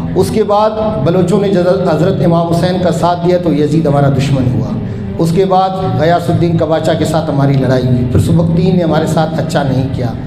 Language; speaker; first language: Urdu; non-native, local second language; Baluchi